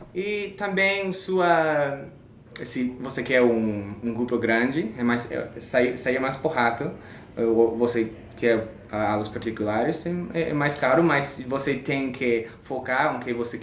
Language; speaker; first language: Portuguese; non-native, learner; English